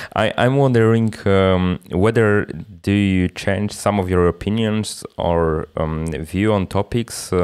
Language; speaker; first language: English; non-native, fluent; Polish